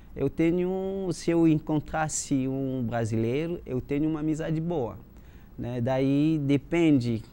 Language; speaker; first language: Portuguese; non-native, fluent; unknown